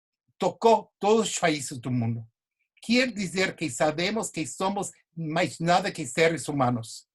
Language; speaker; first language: Portuguese; non-native, fluent; English